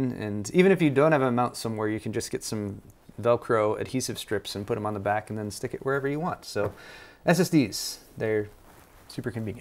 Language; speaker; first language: English; native; English